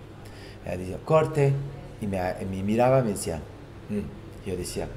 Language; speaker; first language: Spanish; non-native, fluent; Portuguese